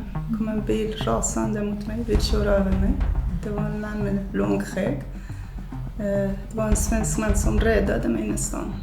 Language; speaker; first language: Swedish; non-native, fluent; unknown